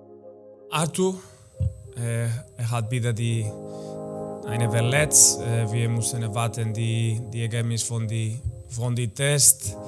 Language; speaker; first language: German; non-native, learner; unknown